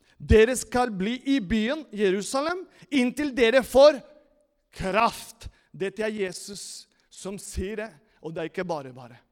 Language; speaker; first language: Norwegian; non-native, fluent; Spanish